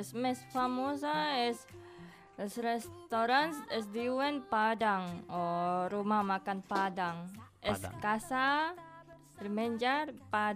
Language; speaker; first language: Catalan; non-native, learner; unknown